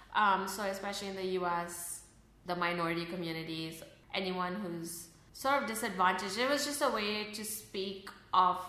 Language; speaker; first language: English; early bilingual, other home language; Urdu